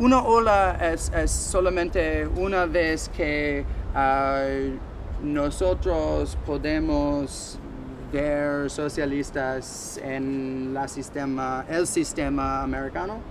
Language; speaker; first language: Spanish; non-native, learner; English